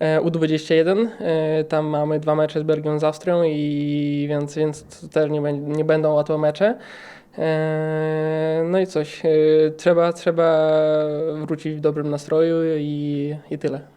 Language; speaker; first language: Polish; non-native, fluent; Russian